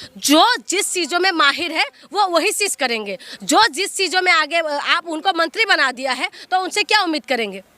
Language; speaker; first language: Hindi; non-native, local second language; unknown